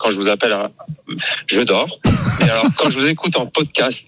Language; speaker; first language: French; native; French